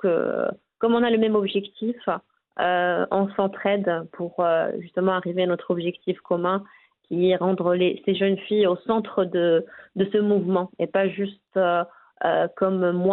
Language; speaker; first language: French; non-native, local second language; Arabic